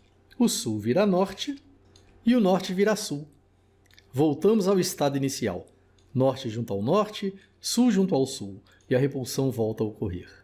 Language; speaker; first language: Portuguese; native; Portuguese